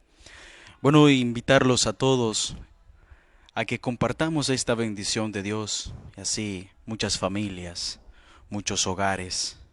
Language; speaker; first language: Spanish; native; Spanish